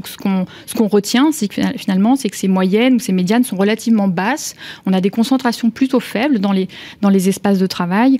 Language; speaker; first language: French; native; French